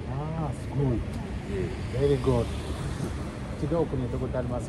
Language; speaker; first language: Japanese; non-native, learner; Ganda